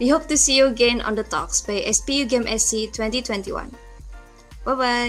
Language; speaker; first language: English; non-native, fluent; Indonesian